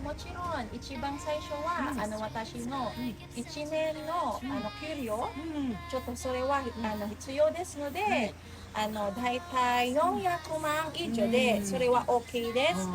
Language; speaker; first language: Japanese; non-native, learner; Filipino